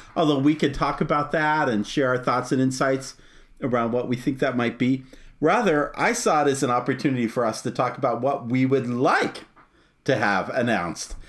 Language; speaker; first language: English; native; English